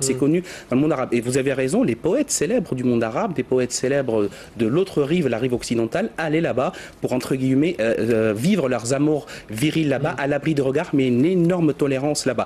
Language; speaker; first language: French; native; French